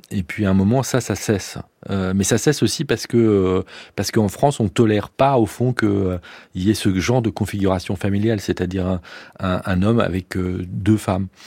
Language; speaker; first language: French; native; French